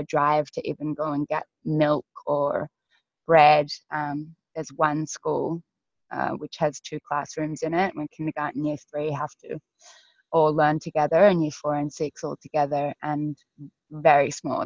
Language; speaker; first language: English; native; English